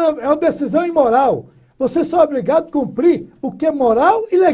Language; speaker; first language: Portuguese; native; Portuguese